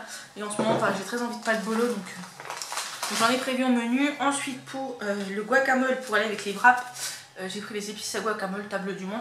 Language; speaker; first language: French; native; French